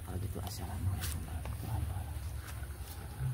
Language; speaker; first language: Indonesian; native; Indonesian